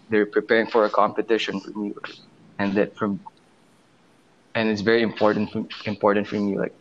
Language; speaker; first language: English; non-native, local second language; Filipino